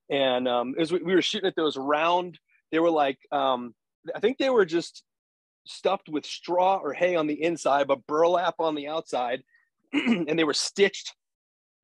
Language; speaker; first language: English; native; English